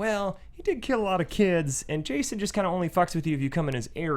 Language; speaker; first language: English; native; English